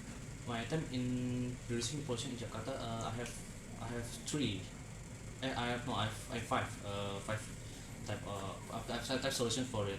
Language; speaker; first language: English; non-native, learner; Indonesian